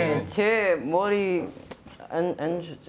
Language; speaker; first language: Korean; non-native, learner; Chinese